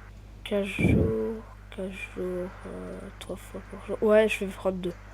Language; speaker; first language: French; native; French